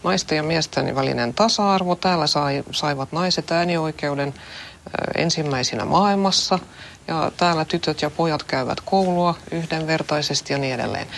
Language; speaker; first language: Finnish; non-native, local second language; Swedish